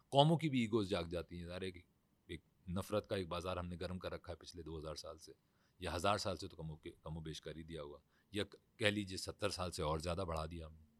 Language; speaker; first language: Urdu; native; Urdu